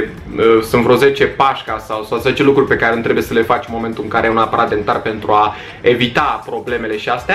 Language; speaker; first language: Romanian; native; Romanian